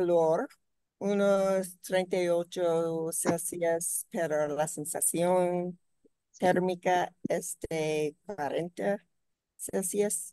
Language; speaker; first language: Spanish; non-native, learner; English